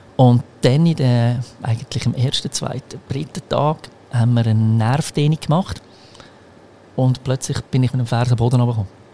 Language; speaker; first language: German; early bilingual, other home language; Croatian